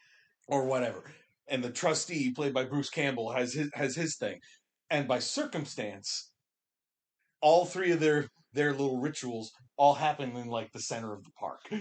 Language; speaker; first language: English; native; English